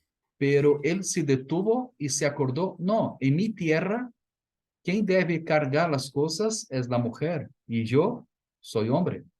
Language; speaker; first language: Spanish; non-native, fluent; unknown